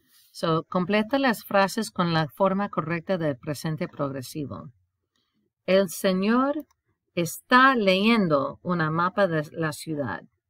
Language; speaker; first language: Spanish; non-native, fluent; English